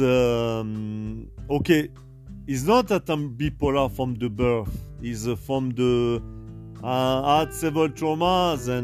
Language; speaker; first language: English; non-native, learner; French